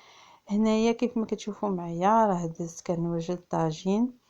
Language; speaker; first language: Arabic; native; Arabic